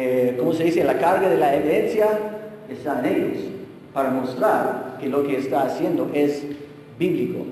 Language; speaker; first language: Spanish; non-native, fluent; English